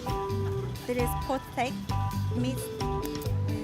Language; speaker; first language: English; non-native, learner; Vietnamese